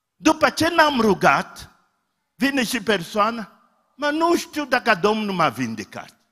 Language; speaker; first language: Romanian; non-native, fluent; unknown